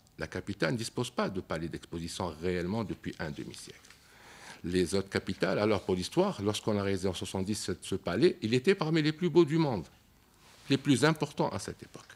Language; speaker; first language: French; non-native, local second language; Arabic